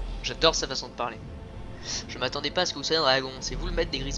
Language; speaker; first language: French; native; French